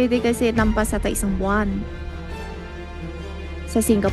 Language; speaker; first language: Filipino; non-native, learner; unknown